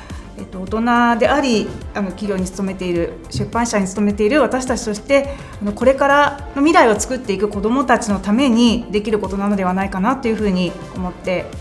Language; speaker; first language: Japanese; native; Japanese